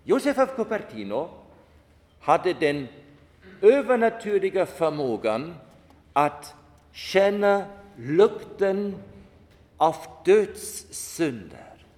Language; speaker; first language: Swedish; non-native, fluent; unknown